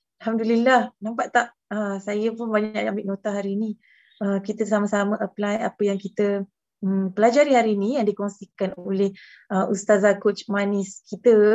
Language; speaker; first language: Malay; native; Malay